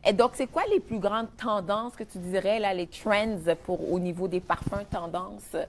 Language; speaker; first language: French; native; French